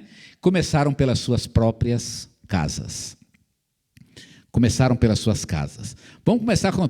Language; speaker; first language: Portuguese; native; Portuguese